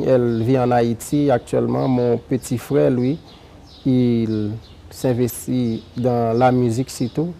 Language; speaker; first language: French; non-native, local second language; Haitian Creole